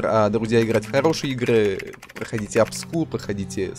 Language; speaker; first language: Russian; native; Russian